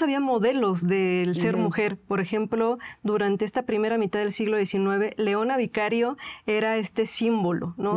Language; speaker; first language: Spanish; native; Spanish